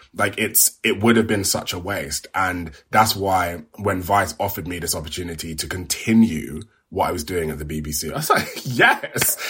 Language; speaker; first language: English; native; English